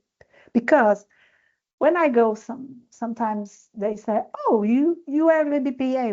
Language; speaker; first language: English; non-native, learner; Portuguese